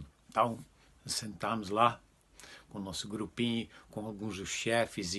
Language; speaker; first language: Portuguese; non-native, fluent; Dutch